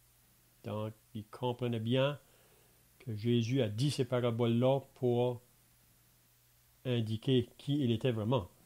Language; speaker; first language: French; native; French